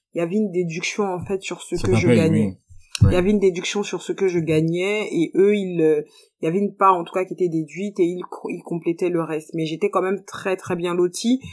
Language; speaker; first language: French; native; French